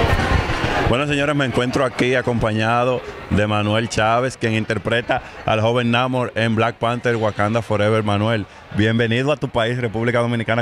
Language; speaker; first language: Spanish; native; Spanish